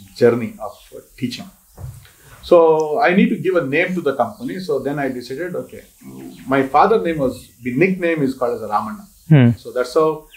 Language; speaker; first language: English; non-native, local second language; Kannada